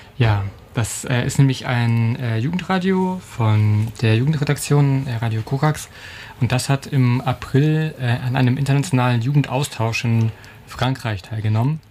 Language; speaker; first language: German; native; German